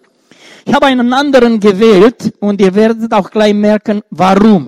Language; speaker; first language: German; non-native, fluent; Romanian